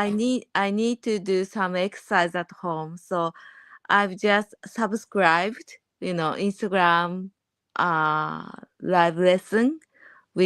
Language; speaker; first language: English; non-native, learner; Japanese